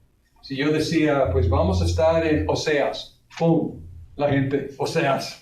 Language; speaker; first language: Spanish; non-native, fluent; English